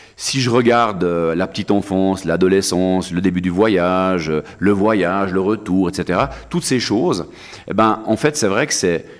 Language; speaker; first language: French; native; French